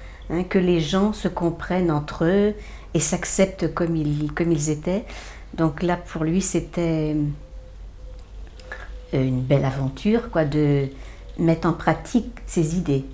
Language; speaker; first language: French; native; French